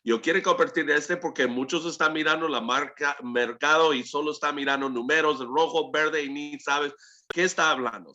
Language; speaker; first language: Spanish; early bilingual, heritage; English